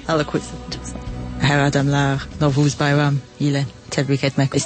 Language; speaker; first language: Azerbaijani; non-native, learner; English